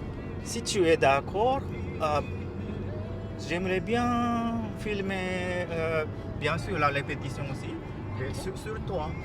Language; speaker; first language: French; non-native, learner; Japanese